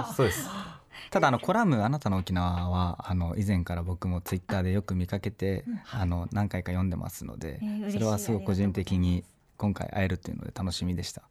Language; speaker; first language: Japanese; native; Japanese